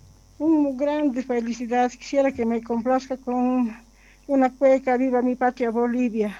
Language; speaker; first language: Spanish; native; Spanish